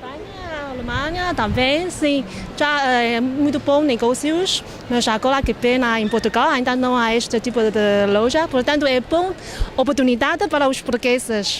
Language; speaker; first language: Portuguese; non-native, fluent; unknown